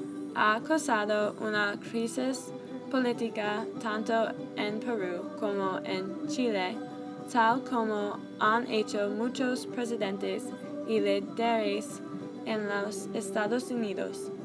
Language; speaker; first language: Spanish; non-native, learner; English